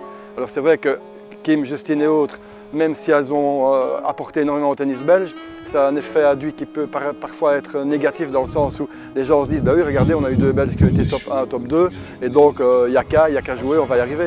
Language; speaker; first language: French; native; French